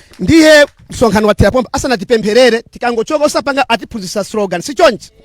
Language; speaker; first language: Nyanja; non-native, local second language; Tumbuka